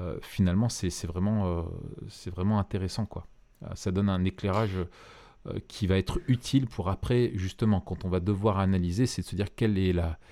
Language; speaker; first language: French; native; French